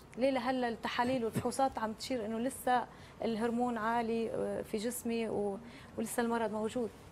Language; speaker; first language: Arabic; native; Arabic